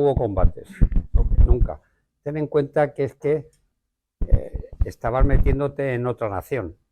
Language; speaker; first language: Spanish; native; Spanish